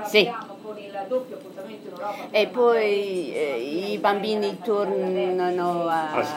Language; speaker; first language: Italian; non-native, learner; English